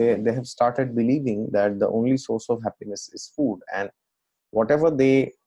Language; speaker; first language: English; non-native, local second language; Assamese